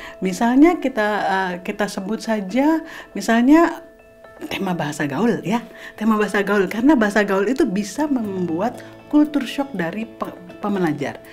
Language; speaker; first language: Indonesian; native; Indonesian